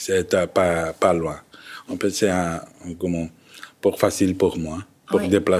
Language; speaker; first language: French; non-native, fluent; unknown